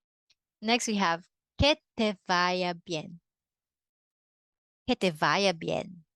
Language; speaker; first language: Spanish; non-native, fluent; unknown